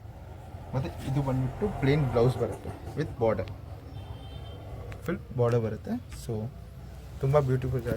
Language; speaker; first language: Kannada; non-native, local second language; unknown